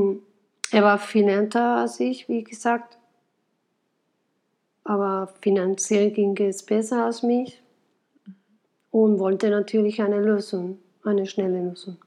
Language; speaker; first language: German; non-native, fluent; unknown